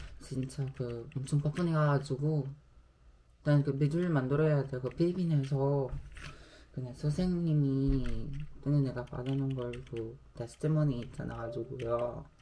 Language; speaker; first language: Korean; non-native, learner; Filipino